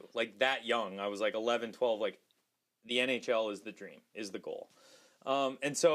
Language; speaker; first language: English; native; English